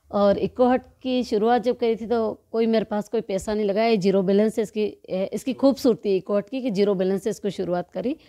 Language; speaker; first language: Hindi; native; Hindi